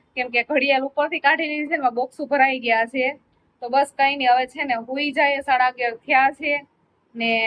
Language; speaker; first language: Gujarati; native; Gujarati